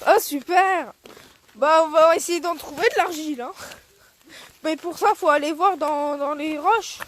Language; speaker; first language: French; native; French